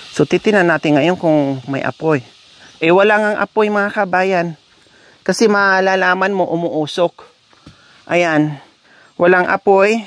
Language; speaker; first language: Filipino; non-native, local second language; Cebuano